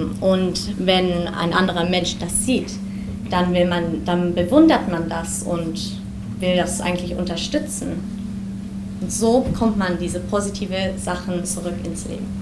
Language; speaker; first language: German; early bilingual, heritage; German